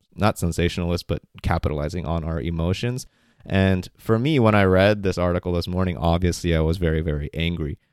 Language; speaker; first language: English; native; English